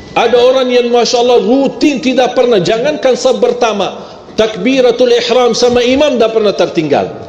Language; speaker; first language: Malay; non-native, fluent; Arabic